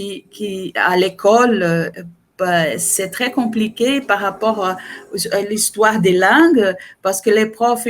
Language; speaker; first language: French; non-native, fluent; Portuguese